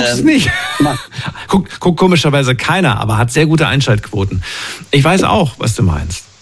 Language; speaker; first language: German; native; German